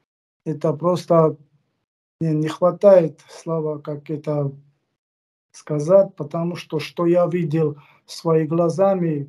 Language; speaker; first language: Russian; non-native, fluent; Georgian